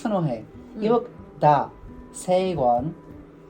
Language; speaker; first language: Korean; non-native, learner; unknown